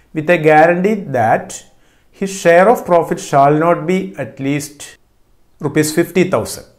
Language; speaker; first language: English; non-native, local second language; Malayalam